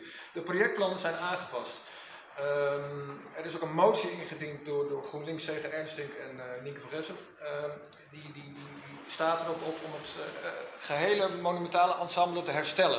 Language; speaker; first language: Dutch; native; Dutch